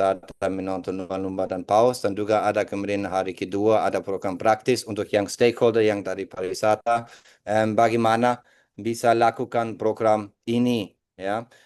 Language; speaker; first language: Indonesian; non-native, fluent; English